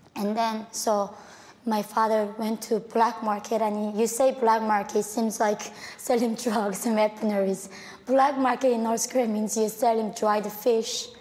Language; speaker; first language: English; non-native, fluent; Korean